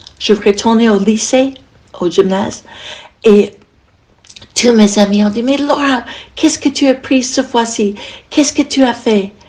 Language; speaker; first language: French; non-native, fluent; English